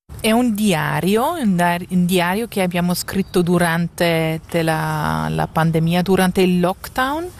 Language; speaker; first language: Italian; non-native, local second language; Swiss German